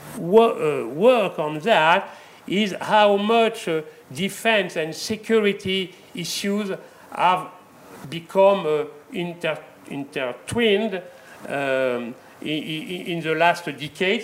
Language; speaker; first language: English; non-native, fluent; French